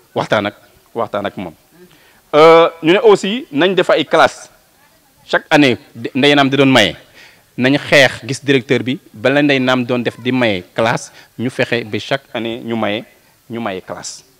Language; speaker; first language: Wolof; non-native, local second language; Serer